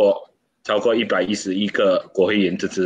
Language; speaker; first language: Chinese; native; Chinese